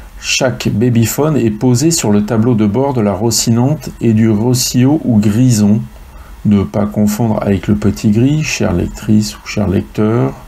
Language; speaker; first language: French; native; French